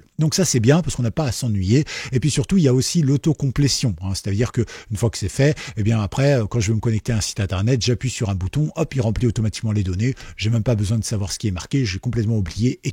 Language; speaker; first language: French; native; French